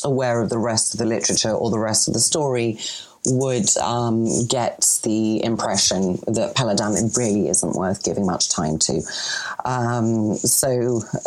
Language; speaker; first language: English; non-native, fluent; Greek